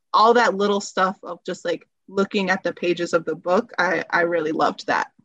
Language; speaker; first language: English; early bilingual, other home language; Spanish